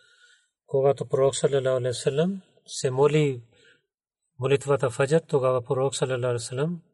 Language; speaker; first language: Bulgarian; non-native, learner; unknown